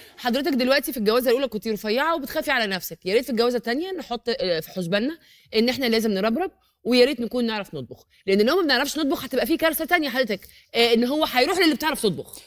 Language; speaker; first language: Egyptian Arabic; native; Egyptian Arabic